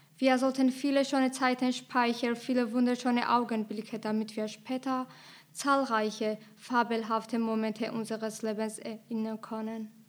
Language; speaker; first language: German; non-native, fluent; Georgian